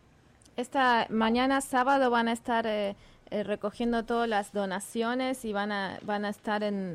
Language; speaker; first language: Spanish; native; Spanish